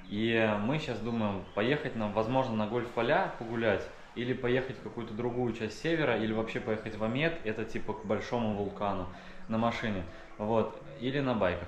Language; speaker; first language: Russian; native; Russian